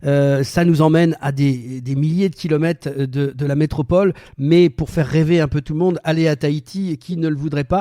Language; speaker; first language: French; native; French